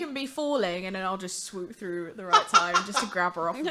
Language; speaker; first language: English; native; English